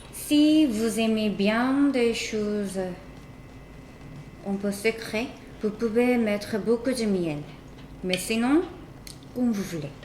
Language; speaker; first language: French; non-native, learner; Korean